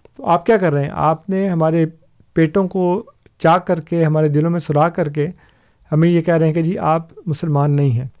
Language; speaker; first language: Urdu; non-native, local second language; Punjabi